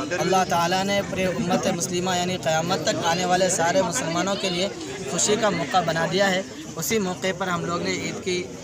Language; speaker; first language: Urdu; native; Urdu